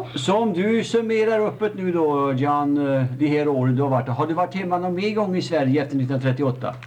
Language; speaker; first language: Swedish; native; Swedish